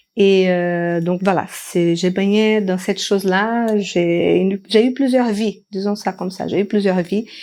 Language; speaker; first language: French; non-native, fluent; Portuguese